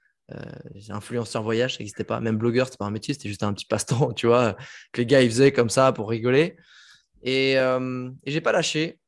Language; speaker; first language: French; native; French